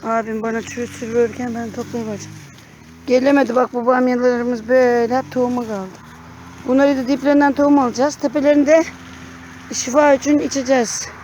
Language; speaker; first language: Turkish; native; Turkish